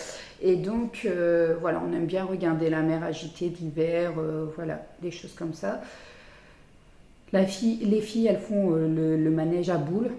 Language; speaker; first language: French; native; French